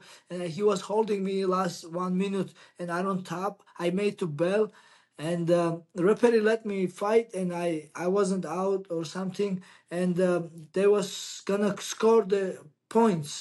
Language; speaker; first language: English; non-native, learner; Georgian